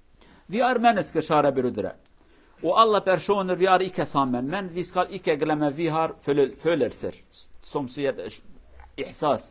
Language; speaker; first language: Norwegian; non-native, learner; Kurdish